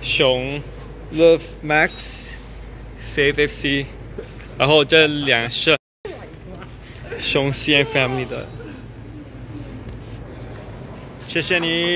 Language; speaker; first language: Chinese; non-native, learner; Thai